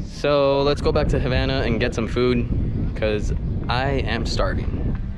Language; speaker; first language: English; native; English